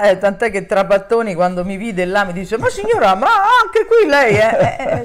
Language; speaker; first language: Italian; native; Italian